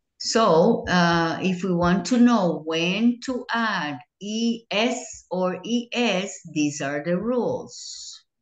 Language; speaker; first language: English; non-native, fluent; Spanish